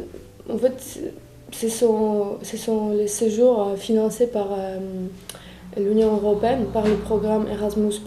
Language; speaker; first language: French; non-native, fluent; Polish